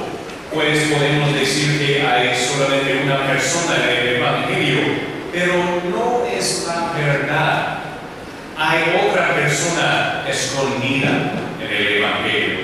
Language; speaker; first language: Spanish; non-native, learner; English